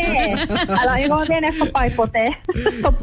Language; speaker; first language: Greek; early bilingual, heritage; Greek